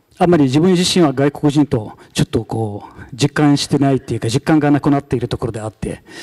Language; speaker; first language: Japanese; non-native, fluent; Arabic